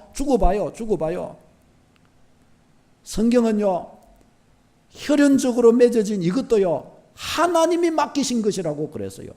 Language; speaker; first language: Korean; native; Korean